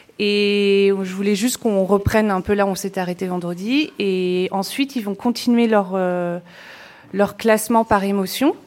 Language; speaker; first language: French; native; French